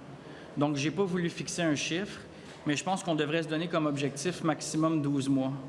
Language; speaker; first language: French; native; French